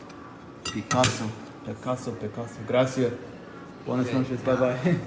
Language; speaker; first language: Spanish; non-native, learner; English